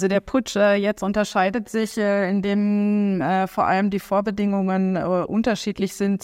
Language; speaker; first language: German; native; German